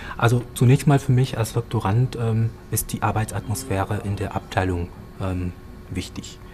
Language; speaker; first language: German; non-native, fluent; French